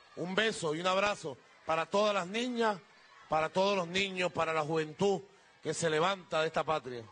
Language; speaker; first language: Spanish; native; Spanish